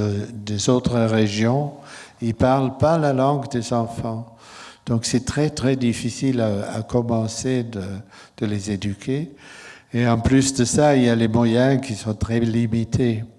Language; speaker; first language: French; non-native, fluent; German